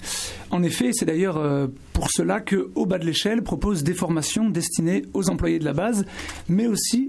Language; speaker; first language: French; native; French